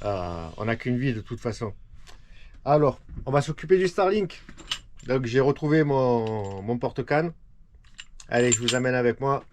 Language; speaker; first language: French; native; French